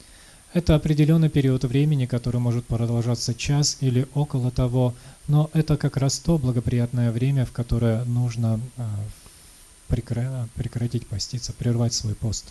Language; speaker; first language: Russian; native; Russian